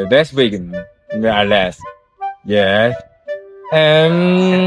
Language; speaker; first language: English; non-native, learner; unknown